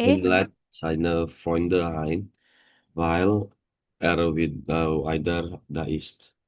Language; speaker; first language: German; non-native, learner; Indonesian